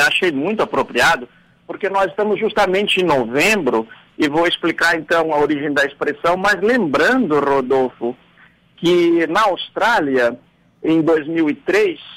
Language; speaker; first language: Portuguese; native; Portuguese